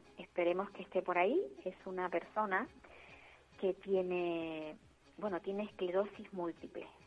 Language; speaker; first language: Spanish; native; Spanish